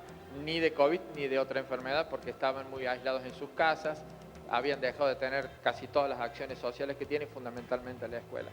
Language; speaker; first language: Spanish; native; Spanish